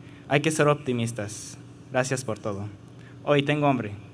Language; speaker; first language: Spanish; early bilingual, heritage; Spanish